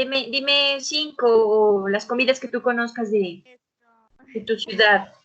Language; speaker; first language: Spanish; native; Spanish